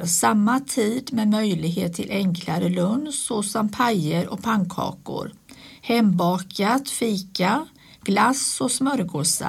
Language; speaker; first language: Swedish; native; Swedish